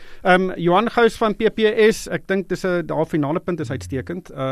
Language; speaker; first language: Afrikaans; native; Afrikaans